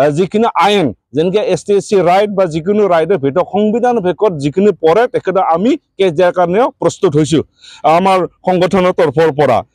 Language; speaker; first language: Assamese; non-native, local second language; Bodo